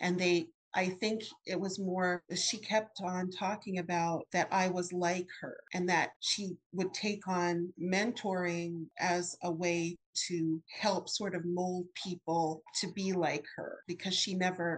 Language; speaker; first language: English; native; English